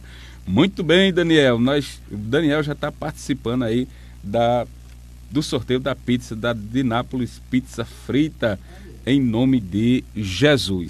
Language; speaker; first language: Portuguese; native; Portuguese